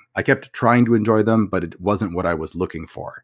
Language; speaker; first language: English; native; English